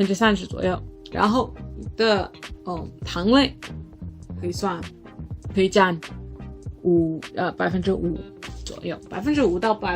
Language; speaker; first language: Chinese; non-native, learner; English